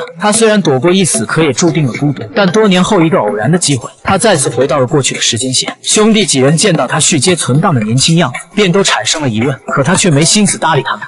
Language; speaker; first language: Chinese; native; Chinese